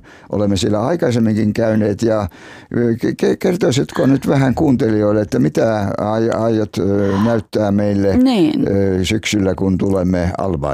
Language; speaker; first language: Finnish; native; Finnish